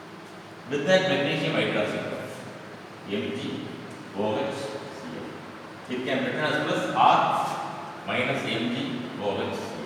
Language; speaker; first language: English; non-native, local second language; Tamil